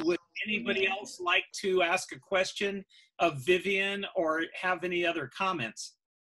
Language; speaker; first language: English; native; English